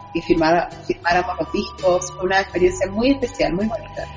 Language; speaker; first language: Spanish; early bilingual, other home language; Portuguese